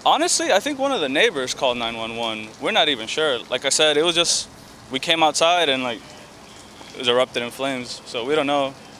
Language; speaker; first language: English; early bilingual, other home language; Spanish